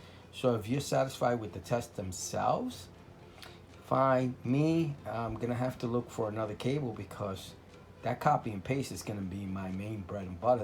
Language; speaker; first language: English; native; English